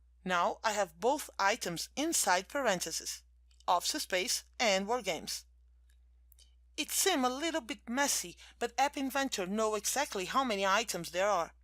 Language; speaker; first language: English; non-native, fluent; Portuguese